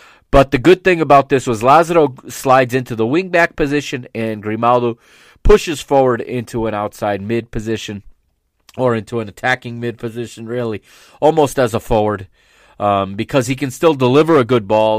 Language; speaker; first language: English; native; English